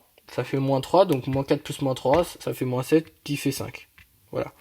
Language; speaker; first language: French; native; French